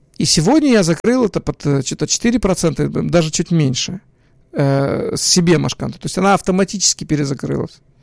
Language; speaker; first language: Russian; early bilingual, other home language; Hebrew